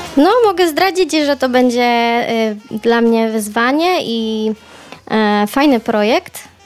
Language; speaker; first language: Polish; native; Polish